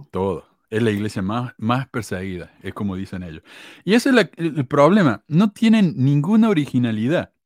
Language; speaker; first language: Spanish; native; Spanish